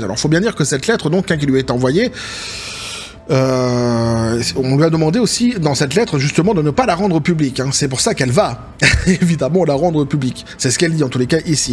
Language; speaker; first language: French; native; French